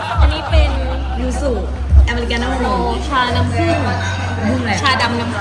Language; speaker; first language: Thai; native; Thai